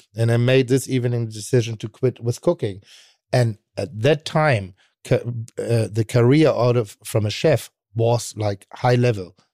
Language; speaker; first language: English; non-native, fluent; German